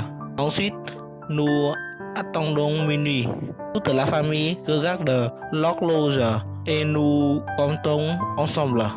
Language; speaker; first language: French; non-native, learner; Vietnamese